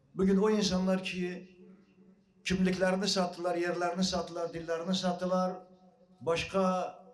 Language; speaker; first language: Turkish; early bilingual, heritage; Arabic